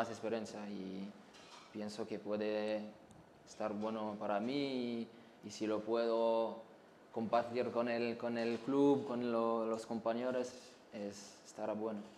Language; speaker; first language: Spanish; non-native, learner; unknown